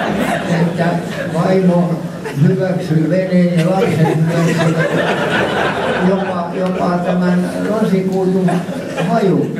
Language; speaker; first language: Finnish; non-native, local second language; Swedish